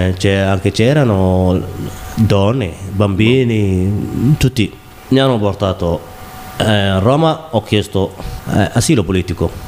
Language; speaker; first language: Italian; non-native, learner; Somali